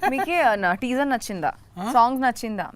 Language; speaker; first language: Telugu; non-native, learner; Bangla